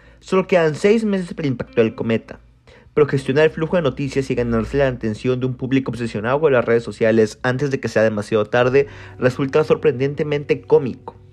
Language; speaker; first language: Spanish; native; Spanish